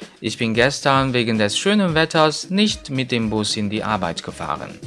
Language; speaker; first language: German; non-native, fluent; Chinese